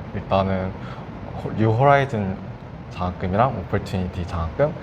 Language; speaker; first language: Korean; native; Korean